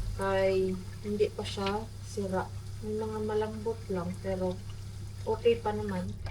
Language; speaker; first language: Filipino; non-native, local second language; Cebuano